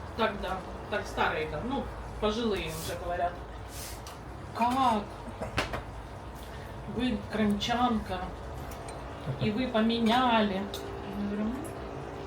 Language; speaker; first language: Russian; native; Russian